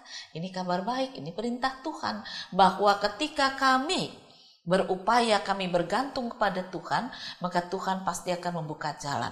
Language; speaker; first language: Indonesian; native; Indonesian